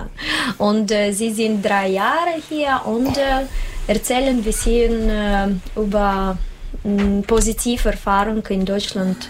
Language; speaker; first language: German; non-native, learner; Russian